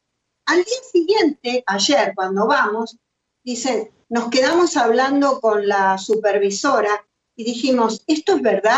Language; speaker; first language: Spanish; native; Spanish